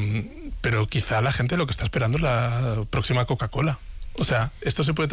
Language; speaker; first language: Spanish; native; Spanish